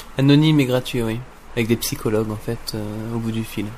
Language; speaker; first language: French; native; French